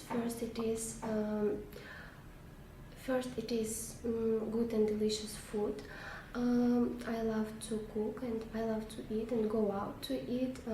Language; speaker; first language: English; non-native, learner; Russian